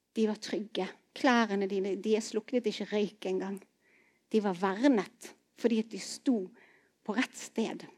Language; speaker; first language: Norwegian; native; Norwegian